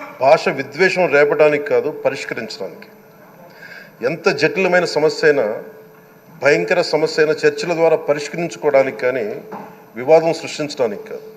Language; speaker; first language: Telugu; native; Telugu